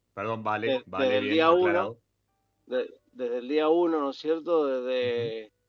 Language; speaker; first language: Spanish; native; Spanish